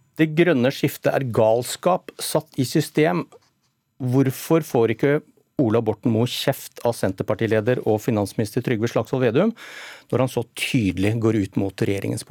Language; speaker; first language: Norwegian; native; Norwegian